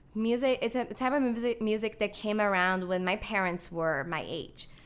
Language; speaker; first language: English; non-native, fluent; Portuguese